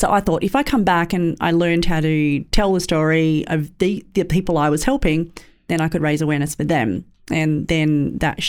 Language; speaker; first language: English; native; English